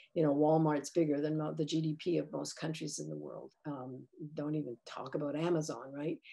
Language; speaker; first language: English; native; English